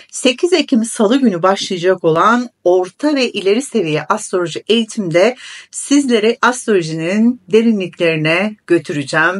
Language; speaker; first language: Turkish; native; Turkish